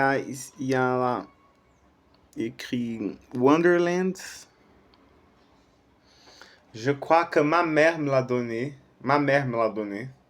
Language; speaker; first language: French; non-native, fluent; Portuguese